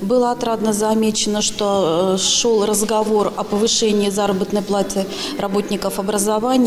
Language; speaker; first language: Russian; native; Russian